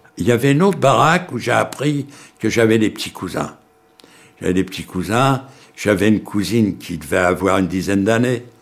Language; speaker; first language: French; early bilingual, other home language; Yiddish